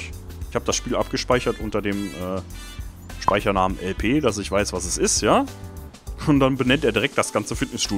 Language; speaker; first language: German; native; German